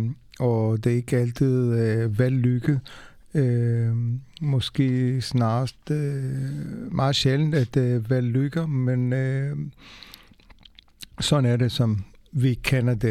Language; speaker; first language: Danish; non-native, fluent; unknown